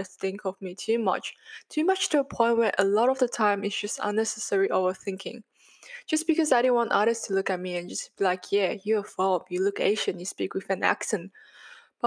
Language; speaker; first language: English; non-native, local second language; Chinese